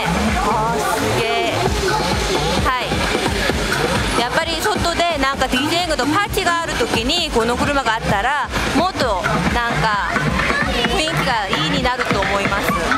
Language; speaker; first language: Japanese; non-native, learner; Korean